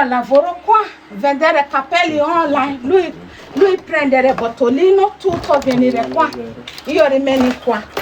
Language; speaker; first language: Italian; non-native, learner; Nigerian Pidgin